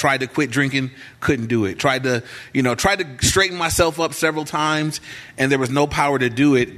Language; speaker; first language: English; native; English